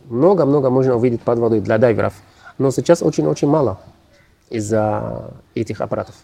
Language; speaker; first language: Russian; non-native, learner; Arabic